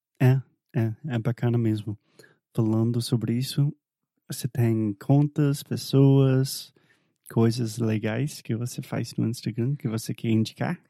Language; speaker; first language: Portuguese; non-native, fluent; English